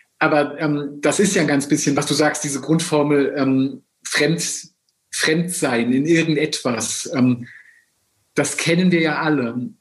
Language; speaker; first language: German; native; German